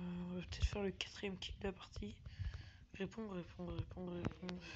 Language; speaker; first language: French; native; French